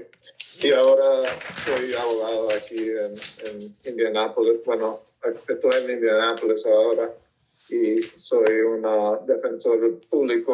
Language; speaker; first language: Spanish; early bilingual, heritage; Spanish